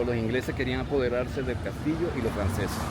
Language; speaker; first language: Spanish; native; Spanish